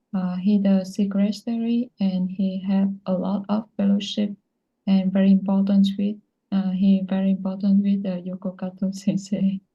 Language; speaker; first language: English; non-native, learner; Vietnamese